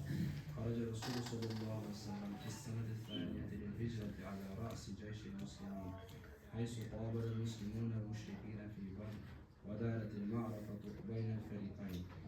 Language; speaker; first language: Arabic; non-native, learner; Urdu